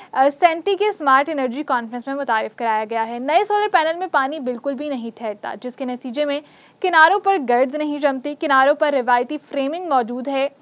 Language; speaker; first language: Urdu; native; Urdu